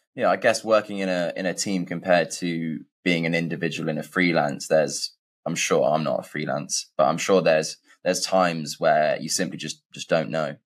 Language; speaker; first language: English; native; English